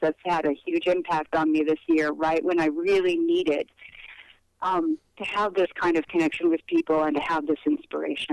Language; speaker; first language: English; native; English